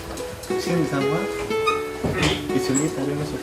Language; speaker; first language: Japanese; non-native, learner; Vietnamese